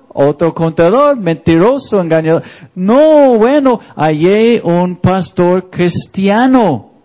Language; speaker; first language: Spanish; non-native, fluent; English